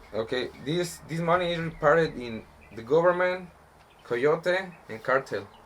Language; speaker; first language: English; non-native, learner; Spanish